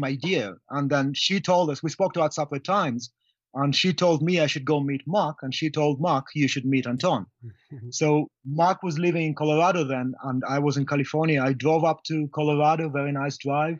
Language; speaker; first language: English; non-native, local second language; Luyia